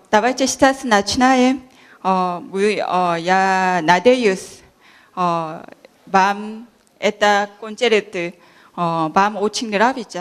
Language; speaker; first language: Russian; non-native, learner; Korean